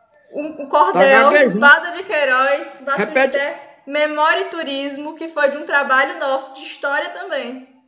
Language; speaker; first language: Portuguese; native; Portuguese